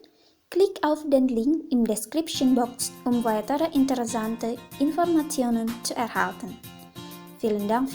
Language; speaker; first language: German; non-native, fluent; Indonesian